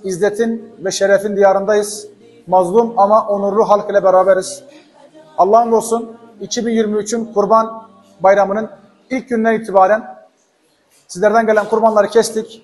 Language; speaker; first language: Turkish; non-native, fluent; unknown